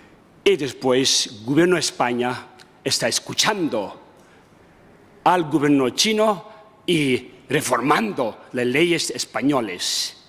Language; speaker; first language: Spanish; non-native, learner; Tibetan